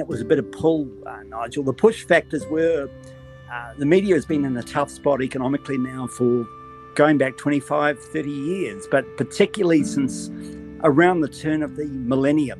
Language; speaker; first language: English; native; English